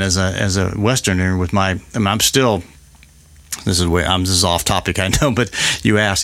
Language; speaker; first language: English; native; English